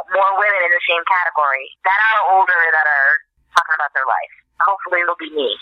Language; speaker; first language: English; native; English